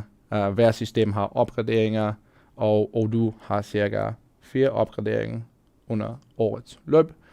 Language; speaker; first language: Danish; non-native, fluent; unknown